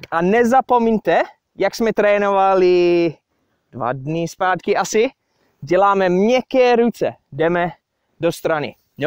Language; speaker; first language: Czech; non-native, fluent; English